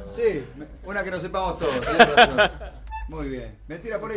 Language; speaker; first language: Spanish; native; Spanish